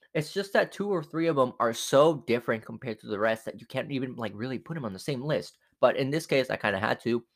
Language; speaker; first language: English; non-native, fluent; Spanish